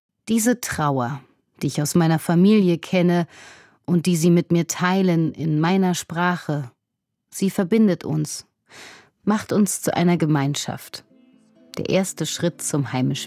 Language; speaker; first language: German; native; German